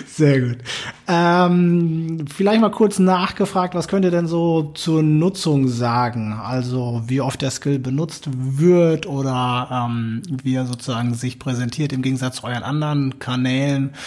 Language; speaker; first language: German; native; German